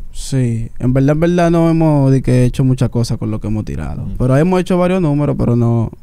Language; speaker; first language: Spanish; early bilingual, heritage; Spanish